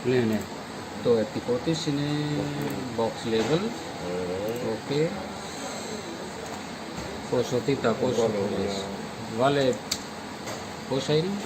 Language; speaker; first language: Greek; non-native, learner; Urdu